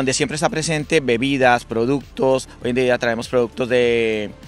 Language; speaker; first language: Spanish; native; Spanish